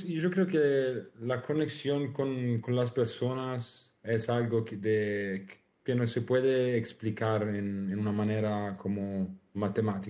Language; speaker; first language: Spanish; non-native, learner; Italian